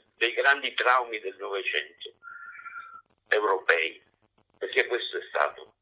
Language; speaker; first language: Italian; native; Italian